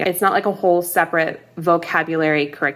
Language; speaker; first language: English; native; English